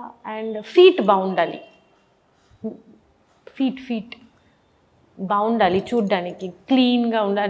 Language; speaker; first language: Telugu; non-native, fluent; Bangla